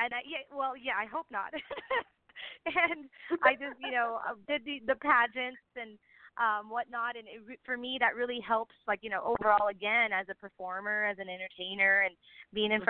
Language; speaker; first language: English; native; English